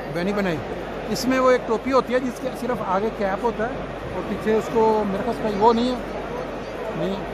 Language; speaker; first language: Urdu; non-native, local second language; Punjabi